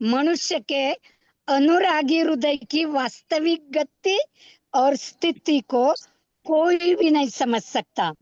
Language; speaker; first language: Hindi; non-native, local second language; Marathi